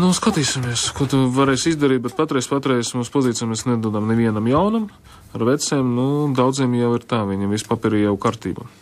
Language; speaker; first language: Latvian; non-native, local second language; Russian